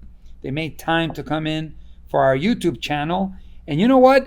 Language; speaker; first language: English; native; English